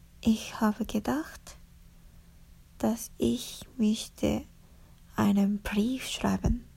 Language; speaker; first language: German; non-native, learner; Japanese